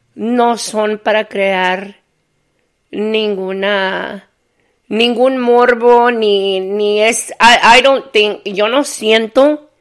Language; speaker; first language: Spanish; early bilingual, heritage; Spanish